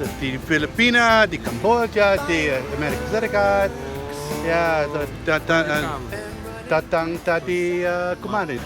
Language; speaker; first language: Indonesian; non-native, learner; English